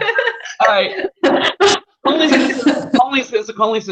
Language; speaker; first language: Portuguese; non-native, learner; English